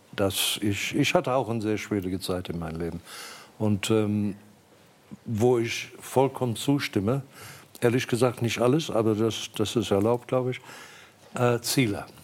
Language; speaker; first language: German; non-native, fluent; English